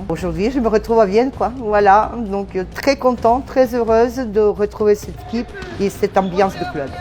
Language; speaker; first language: French; non-native, fluent; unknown